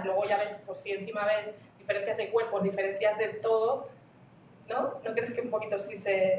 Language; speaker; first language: Spanish; native; Spanish